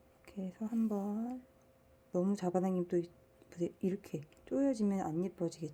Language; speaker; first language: Korean; native; Korean